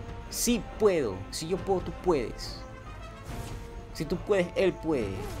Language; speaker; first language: Spanish; native; Spanish